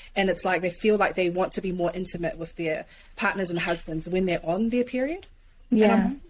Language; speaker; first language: English; native; English